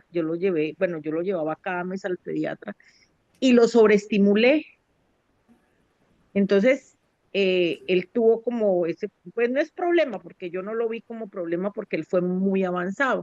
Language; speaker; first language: Spanish; native; Spanish